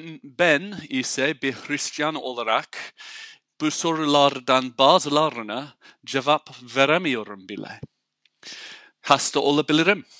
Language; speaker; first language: Turkish; non-native, fluent; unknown